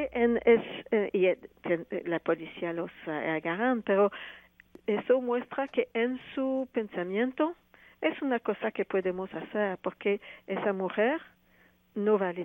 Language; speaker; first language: Spanish; non-native, fluent; French